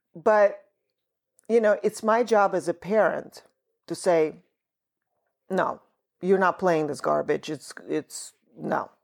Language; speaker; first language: English; early bilingual, other home language; Russian